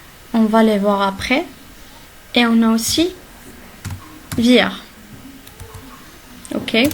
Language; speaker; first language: French; non-native, local second language; Arabic